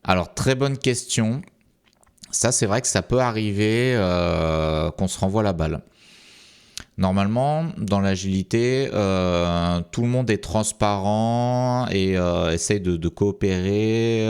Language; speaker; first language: French; native; French